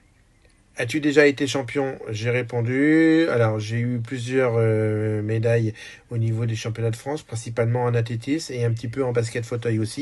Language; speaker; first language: French; native; French